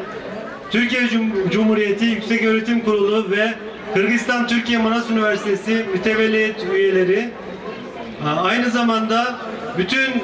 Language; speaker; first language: Turkish; native; Turkish